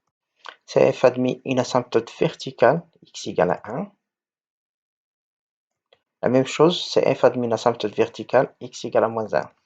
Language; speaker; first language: French; non-native, local second language; Arabic